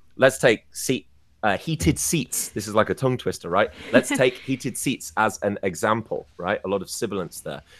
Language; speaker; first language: English; native; English